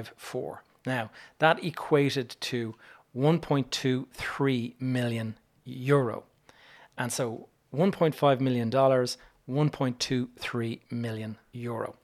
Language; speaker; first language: English; native; English